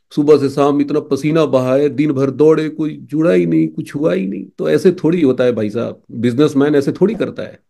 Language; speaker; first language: Hindi; native; Hindi